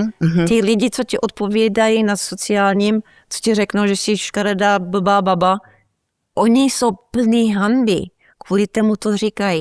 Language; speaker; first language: Czech; early bilingual, heritage; Czech